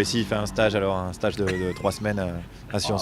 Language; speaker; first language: French; native; French